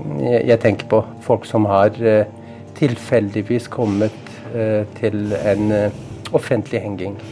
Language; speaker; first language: Norwegian; non-native, fluent; Persian